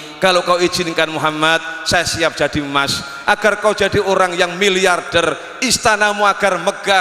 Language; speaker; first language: Indonesian; non-native, local second language; Javanese